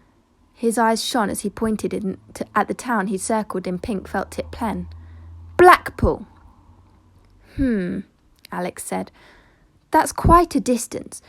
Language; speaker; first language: English; native; English